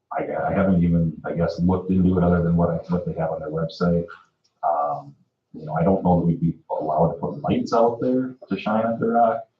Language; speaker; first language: English; native; English